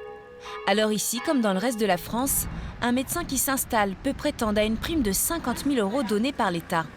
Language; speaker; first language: French; native; French